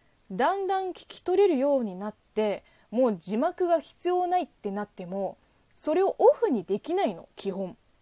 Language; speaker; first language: Japanese; non-native, fluent; Chinese